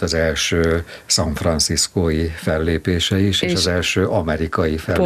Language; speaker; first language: Hungarian; native; Hungarian